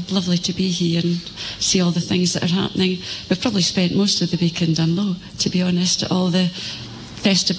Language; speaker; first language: English; native; English